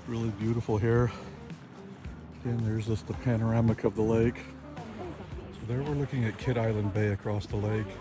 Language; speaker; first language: English; native; English